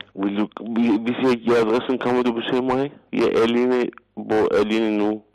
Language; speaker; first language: Danish; non-native, learner; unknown